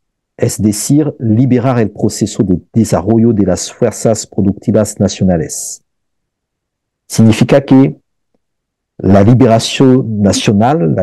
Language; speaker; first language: Spanish; non-native, fluent; French